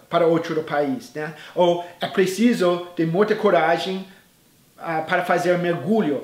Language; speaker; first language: Portuguese; non-native, fluent; English